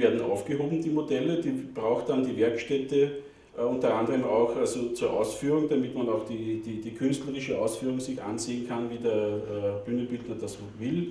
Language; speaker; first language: German; native; German